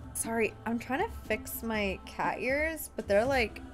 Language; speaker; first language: English; native; English